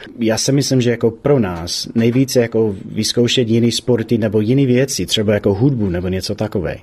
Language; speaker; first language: Czech; non-native, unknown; English